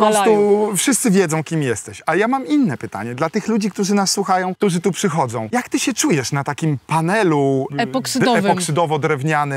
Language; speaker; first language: Polish; native; Polish